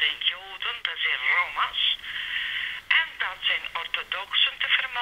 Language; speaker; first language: Dutch; non-native, learner; Serbian